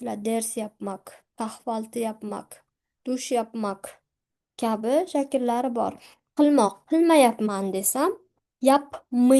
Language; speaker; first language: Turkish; non-native, fluent; Uzbek